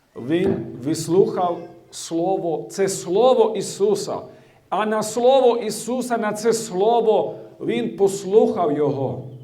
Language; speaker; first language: Ukrainian; non-native, fluent; Slovak